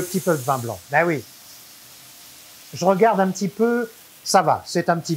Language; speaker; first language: French; native; French